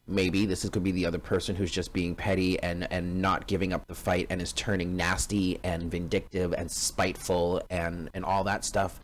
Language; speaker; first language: English; native; English